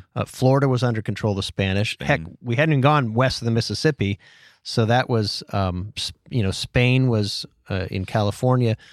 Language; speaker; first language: English; native; English